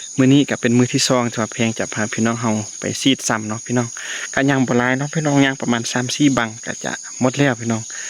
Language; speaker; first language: Lao; non-native, local second language; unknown